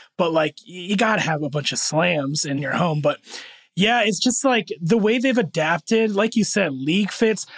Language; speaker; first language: English; early bilingual, other home language; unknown